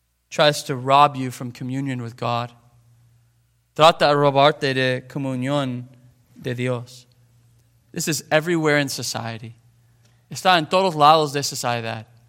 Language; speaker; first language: English; native; English